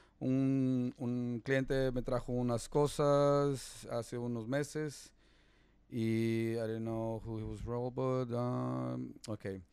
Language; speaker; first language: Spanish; early bilingual, heritage; Spanish